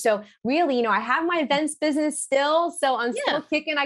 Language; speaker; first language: English; native; English